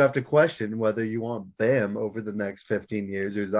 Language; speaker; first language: English; native; English